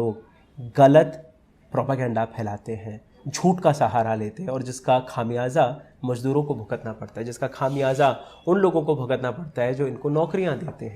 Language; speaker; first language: Hindi; native; Hindi